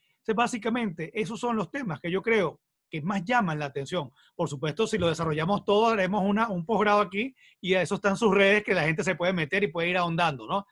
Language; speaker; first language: Spanish; native; Spanish